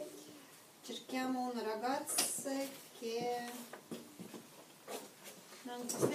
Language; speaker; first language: Italian; non-native, learner; Russian